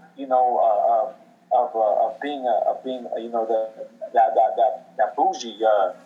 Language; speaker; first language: English; native; English